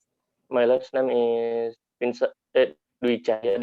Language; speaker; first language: English; non-native, learner; Indonesian